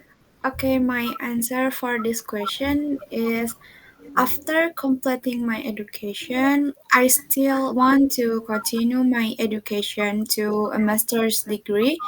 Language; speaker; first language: English; non-native, fluent; Indonesian